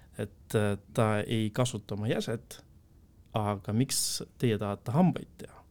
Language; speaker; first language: Estonian; non-native, local second language; Russian